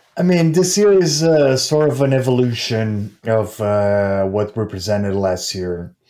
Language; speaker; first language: English; non-native, fluent; Portuguese